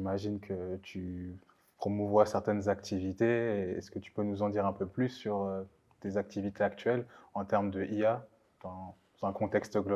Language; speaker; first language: French; native; French